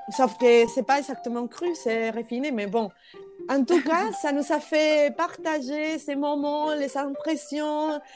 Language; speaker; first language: French; non-native, fluent; Spanish